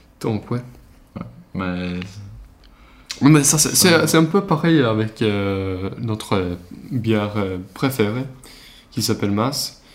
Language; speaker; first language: French; non-native, learner; Swedish